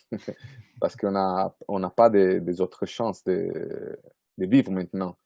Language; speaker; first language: French; non-native, fluent; Italian